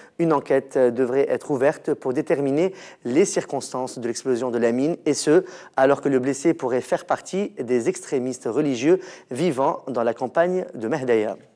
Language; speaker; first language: French; non-native, local second language; Arabic